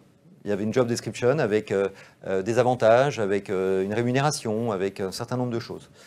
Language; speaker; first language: French; native; French